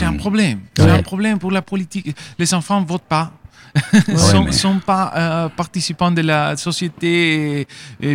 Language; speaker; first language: French; non-native, fluent; Spanish